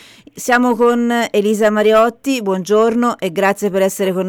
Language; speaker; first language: Italian; native; Italian